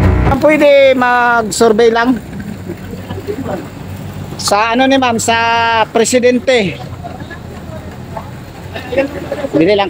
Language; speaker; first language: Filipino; non-native, local second language; Cebuano